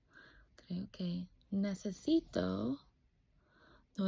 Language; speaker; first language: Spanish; non-native, fluent; English